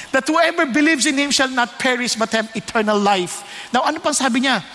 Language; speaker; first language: English; non-native, local second language; Filipino